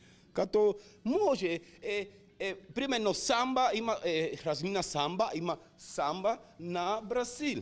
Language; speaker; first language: Bulgarian; non-native, learner; Spanish